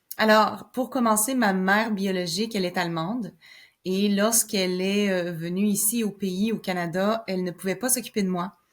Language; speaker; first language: French; native; French